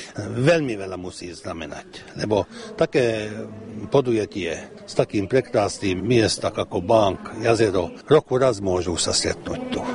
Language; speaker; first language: Slovak; early bilingual, heritage; Slovak